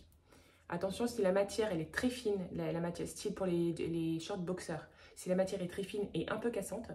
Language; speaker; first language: French; native; French